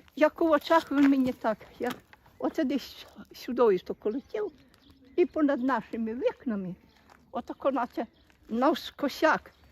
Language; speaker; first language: Ukrainian; native; Ukrainian